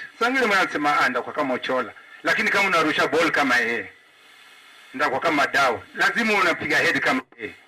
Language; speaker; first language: Swahili; non-native, local second language; Luo (Kenya and Tanzania)